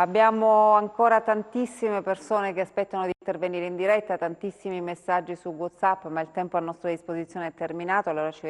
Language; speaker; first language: Italian; native; Italian